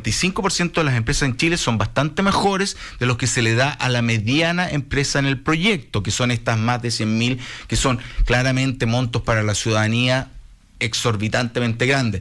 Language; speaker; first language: Spanish; native; Spanish